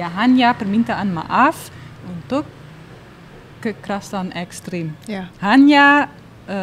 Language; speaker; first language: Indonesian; non-native, learner; Dutch